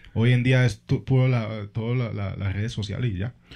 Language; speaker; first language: Spanish; early bilingual, heritage; Spanish